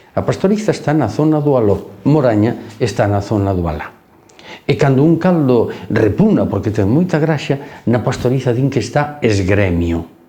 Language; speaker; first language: Galician; native; Galician